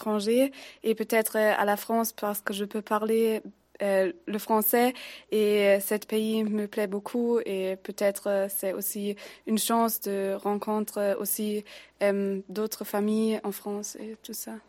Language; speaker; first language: French; non-native, learner; German